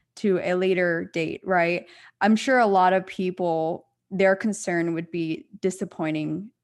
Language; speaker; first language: English; native; English